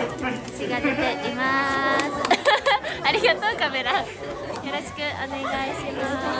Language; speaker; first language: Japanese; native; Japanese